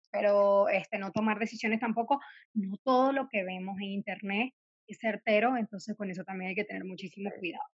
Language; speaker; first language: Spanish; native; Spanish